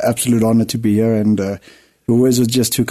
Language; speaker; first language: English; non-native, local second language; Afrikaans